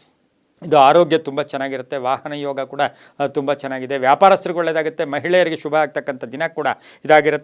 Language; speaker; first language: Kannada; native; Kannada